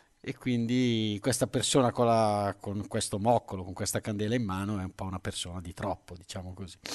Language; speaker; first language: Italian; native; Italian